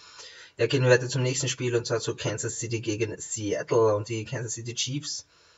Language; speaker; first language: German; native; German